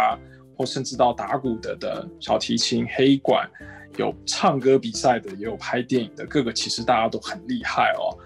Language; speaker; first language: Chinese; native; Chinese